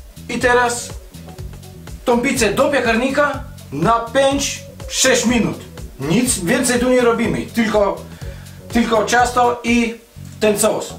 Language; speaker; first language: Polish; non-native, learner; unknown